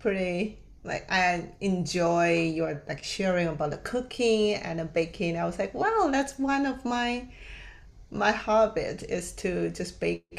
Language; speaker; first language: English; non-native, fluent; Chinese